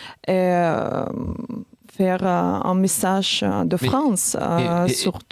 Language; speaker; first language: French; non-native, learner; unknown